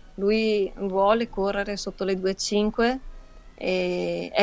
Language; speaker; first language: Italian; native; Italian